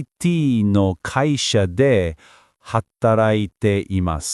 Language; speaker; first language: Japanese; non-native, learner; English